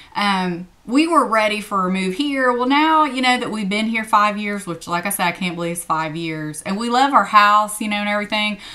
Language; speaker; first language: English; native; English